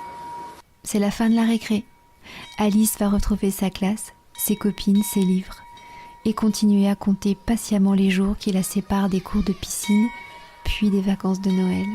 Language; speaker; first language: French; native; French